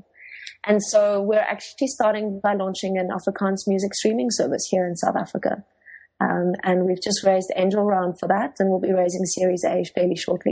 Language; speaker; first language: English; non-native, local second language; Afrikaans